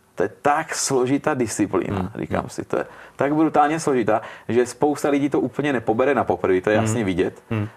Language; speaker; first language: Czech; early bilingual, heritage; Italian